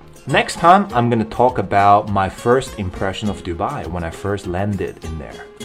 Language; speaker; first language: English; non-native, fluent; Chinese